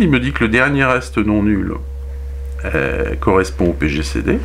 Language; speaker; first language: French; native; French